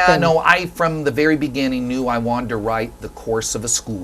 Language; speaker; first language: English; native; English